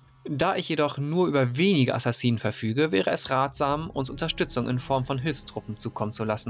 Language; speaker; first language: German; native; German